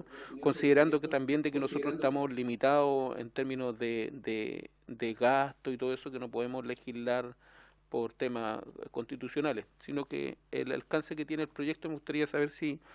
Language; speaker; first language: Spanish; native; Spanish